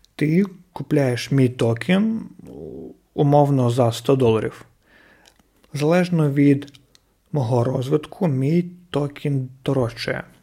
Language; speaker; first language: Ukrainian; non-native, local second language; Russian